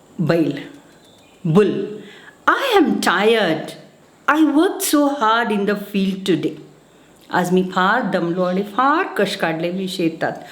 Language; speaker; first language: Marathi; non-native, local second language; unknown